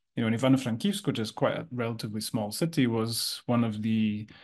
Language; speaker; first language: English; native; English